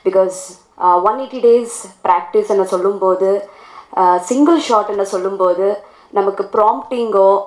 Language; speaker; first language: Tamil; non-native, learner; Kannada